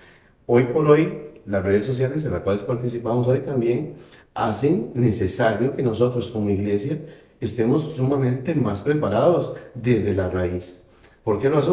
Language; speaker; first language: Spanish; native; Spanish